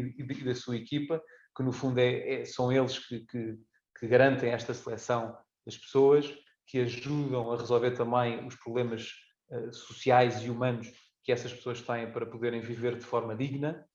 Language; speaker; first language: Portuguese; native; Portuguese